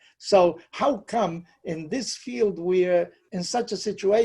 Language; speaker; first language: English; non-native, fluent; Spanish